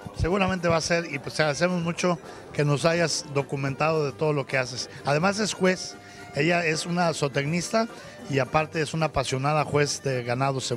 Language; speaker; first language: Spanish; native; Spanish